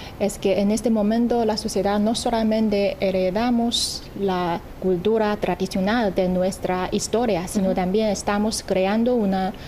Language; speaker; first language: Spanish; non-native, fluent; Chinese